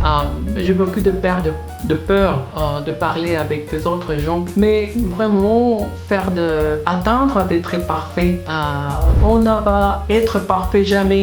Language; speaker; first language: French; non-native, learner; Spanish